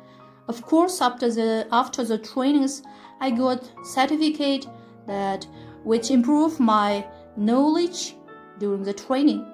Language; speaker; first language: English; non-native, fluent; Kyrgyz